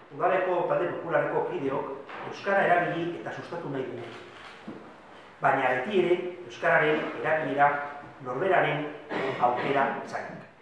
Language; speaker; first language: Basque; non-native, local second language; Spanish